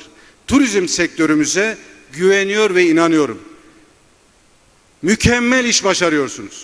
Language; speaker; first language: Turkish; native; Turkish